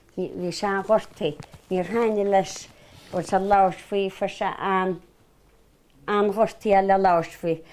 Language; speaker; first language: Irish; native; Irish